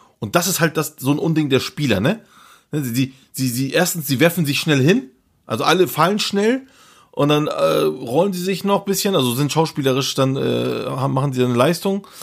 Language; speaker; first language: German; early bilingual, other home language; Turkish